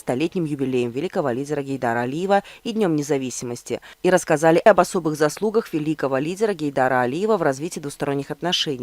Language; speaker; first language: Russian; native; Russian